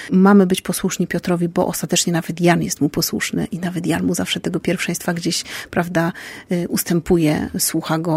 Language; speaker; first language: Polish; native; Polish